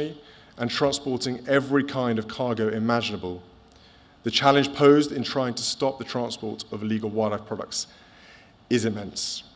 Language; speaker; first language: English; native; English